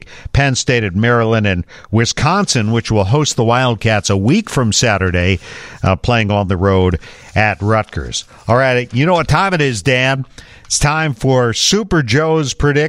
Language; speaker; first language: English; native; English